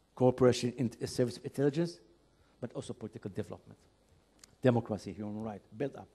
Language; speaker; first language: English; non-native, fluent; Arabic